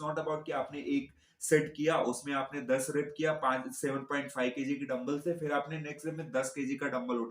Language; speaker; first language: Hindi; native; Hindi